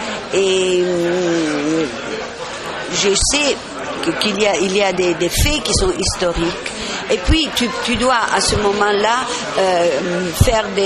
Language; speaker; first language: French; non-native, fluent; Italian